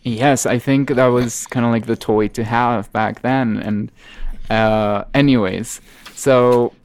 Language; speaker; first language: English; non-native, fluent; Spanish